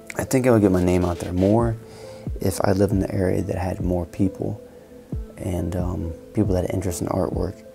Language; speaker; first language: English; native; English